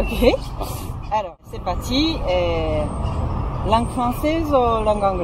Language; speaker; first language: French; non-native, fluent; Japanese